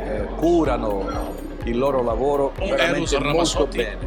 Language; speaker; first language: Italian; non-native, fluent; Portuguese